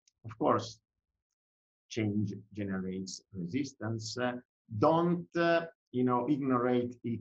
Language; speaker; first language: English; non-native, fluent; Italian